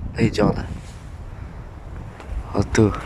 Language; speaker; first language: Polish; native; Polish